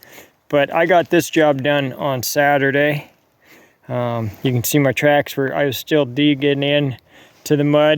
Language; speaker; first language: English; native; English